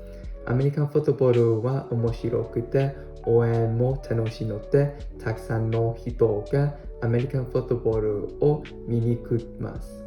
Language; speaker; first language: Japanese; non-native, learner; English